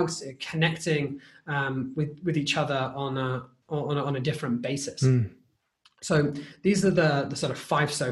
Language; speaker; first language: English; native; English